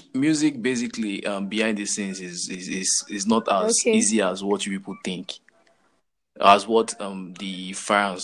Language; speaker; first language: English; non-native, local second language; Yoruba